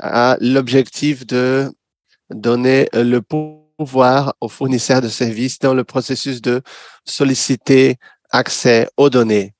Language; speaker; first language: French; non-native, fluent; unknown